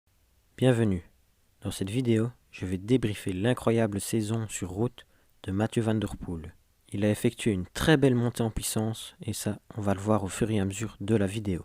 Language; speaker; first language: French; native; French